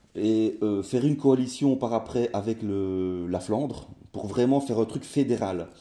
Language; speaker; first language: French; native; French